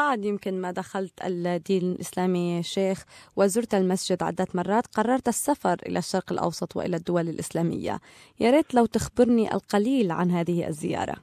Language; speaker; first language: Arabic; native; Arabic